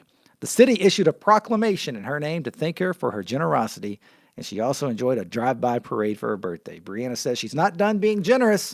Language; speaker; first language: English; native; English